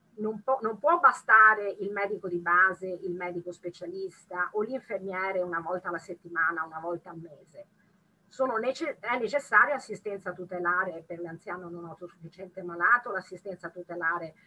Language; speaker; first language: Italian; native; Italian